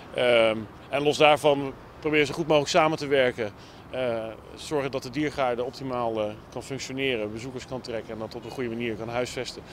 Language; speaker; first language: Dutch; native; Dutch